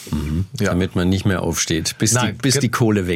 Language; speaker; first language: German; native; German